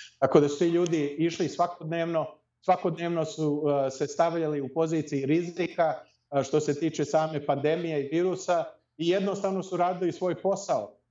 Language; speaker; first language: Serbian; early bilingual, heritage; Serbian